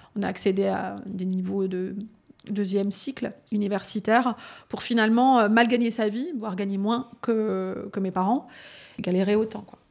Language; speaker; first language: French; native; French